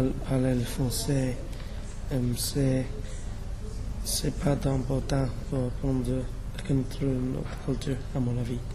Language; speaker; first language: French; non-native, learner; English